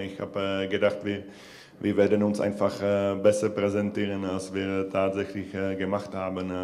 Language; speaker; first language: German; non-native, fluent; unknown